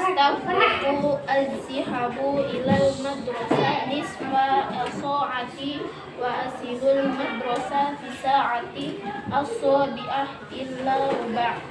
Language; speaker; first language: Arabic; non-native, learner; Indonesian